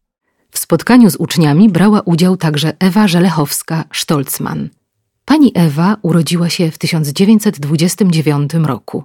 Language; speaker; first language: Polish; native; Polish